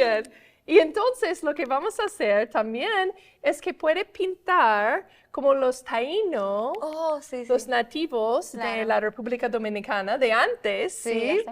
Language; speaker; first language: Spanish; non-native, fluent; English